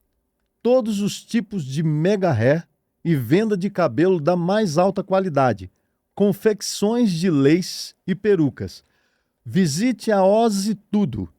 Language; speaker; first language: Portuguese; native; Portuguese